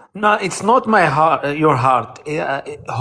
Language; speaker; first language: English; non-native, learner; Arabic